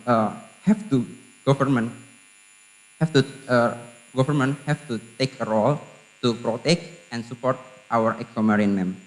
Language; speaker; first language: English; non-native, learner; Indonesian